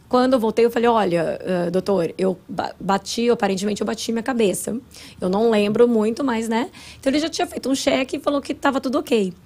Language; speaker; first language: Portuguese; native; Portuguese